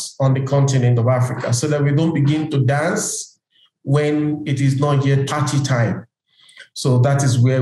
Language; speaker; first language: English; non-native, local second language; Yoruba